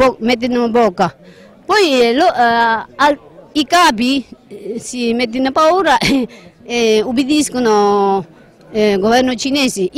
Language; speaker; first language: Italian; non-native, learner; Tibetan